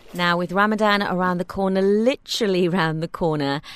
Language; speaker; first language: English; native; English